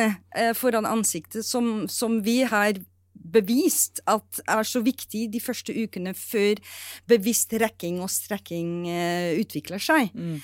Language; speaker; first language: Norwegian; non-native, fluent; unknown